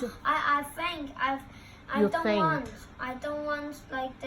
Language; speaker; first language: English; non-native, local second language; Cantonese